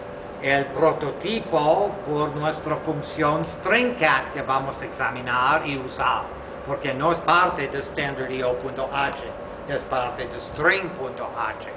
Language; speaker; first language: Spanish; non-native, fluent; English